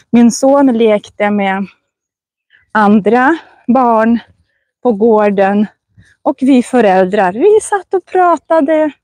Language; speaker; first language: Swedish; non-native, fluent; Russian